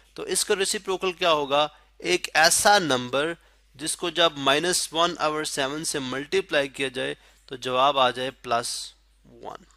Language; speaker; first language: Urdu; non-native, local second language; Pashto